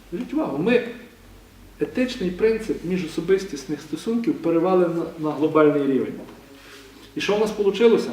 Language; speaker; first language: Ukrainian; native; Ukrainian